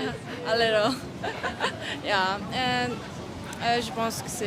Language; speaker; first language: French; non-native, fluent; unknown